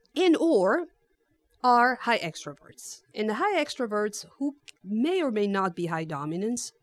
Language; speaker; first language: English; non-native, fluent; Italian